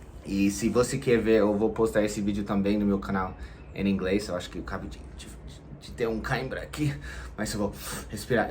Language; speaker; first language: Portuguese; non-native, fluent; English